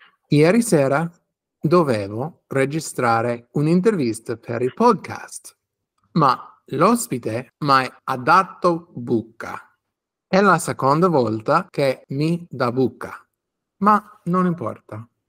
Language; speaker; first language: Italian; non-native, learner; English